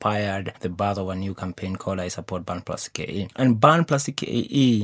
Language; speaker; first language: English; non-native, local second language; Kikuyu